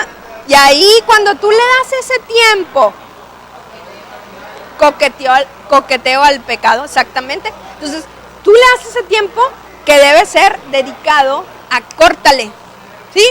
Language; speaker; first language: Spanish; native; Spanish